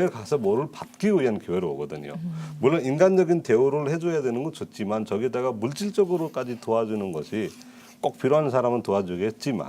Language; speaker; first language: Korean; non-native, fluent; Nepali